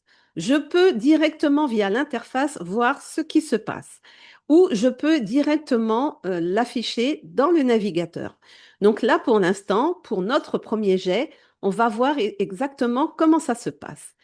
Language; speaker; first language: French; native; French